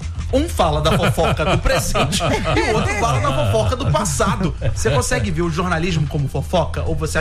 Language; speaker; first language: Portuguese; native; Portuguese